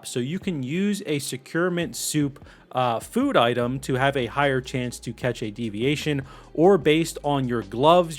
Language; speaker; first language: English; native; English